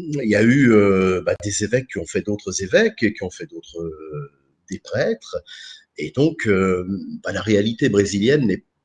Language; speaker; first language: French; native; French